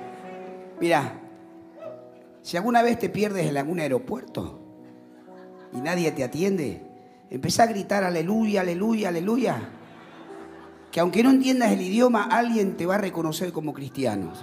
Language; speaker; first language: Spanish; native; Spanish